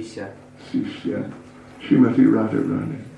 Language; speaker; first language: Russian; non-native, learner; English